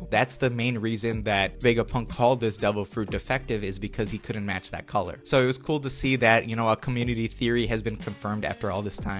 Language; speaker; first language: English; native; English